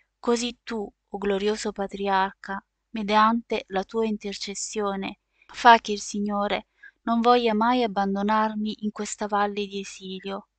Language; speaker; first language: Italian; native; Italian